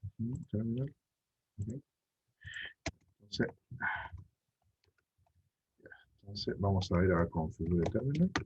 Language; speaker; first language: Spanish; native; Spanish